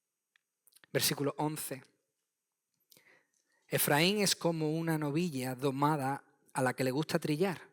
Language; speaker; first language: Spanish; native; Spanish